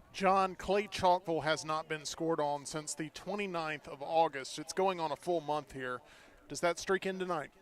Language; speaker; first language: English; native; English